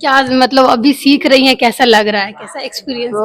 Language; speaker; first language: Hindi; native; Hindi